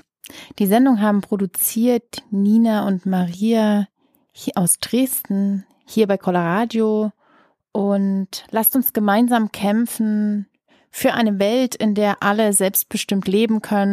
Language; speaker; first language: German; native; German